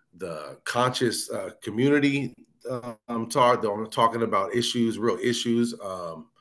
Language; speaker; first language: English; native; English